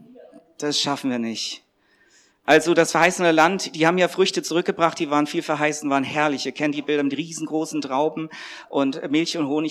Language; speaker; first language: German; native; German